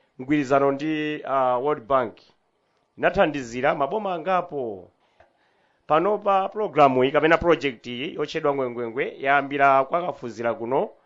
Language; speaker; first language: Nyanja; native; Nyanja